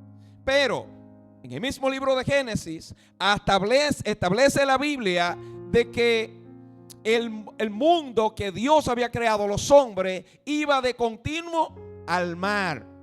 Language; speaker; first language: Spanish; native; Spanish